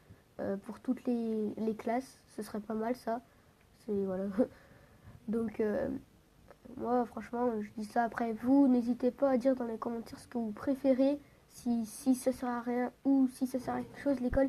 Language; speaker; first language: French; native; French